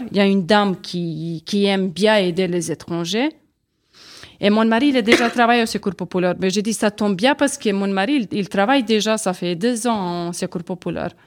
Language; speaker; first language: French; non-native, learner; Serbian